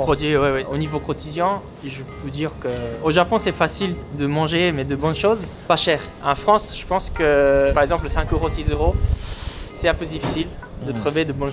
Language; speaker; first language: French; non-native, fluent; Japanese